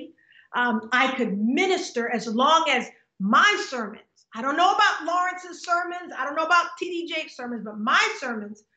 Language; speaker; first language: English; native; English